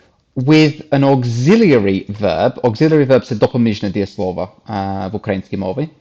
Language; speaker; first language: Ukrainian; non-native, fluent; English